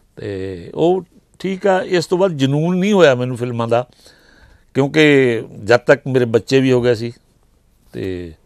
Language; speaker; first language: Punjabi; native; Punjabi